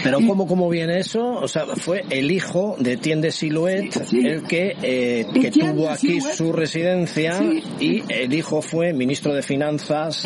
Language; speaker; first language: Spanish; native; Spanish